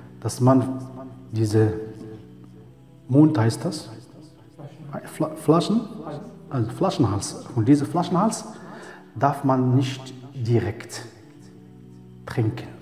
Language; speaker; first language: German; non-native, learner; Arabic